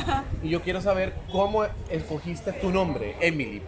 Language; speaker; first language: Spanish; native; Spanish